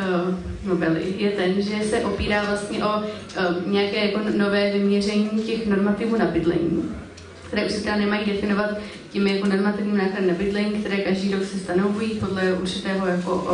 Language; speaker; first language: Czech; native; Czech